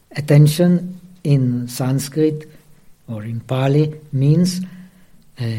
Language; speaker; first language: English; non-native, fluent; Czech